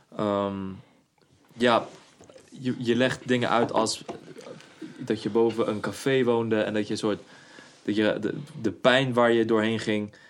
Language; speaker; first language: Dutch; native; Dutch